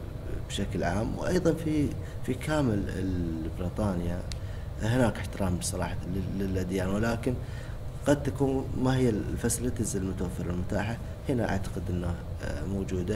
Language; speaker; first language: Arabic; native; Arabic